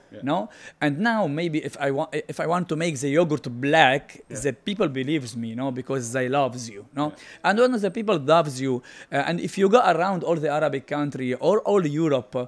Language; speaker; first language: English; non-native, learner; Arabic